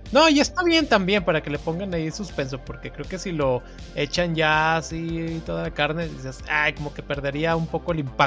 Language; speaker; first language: Spanish; native; Spanish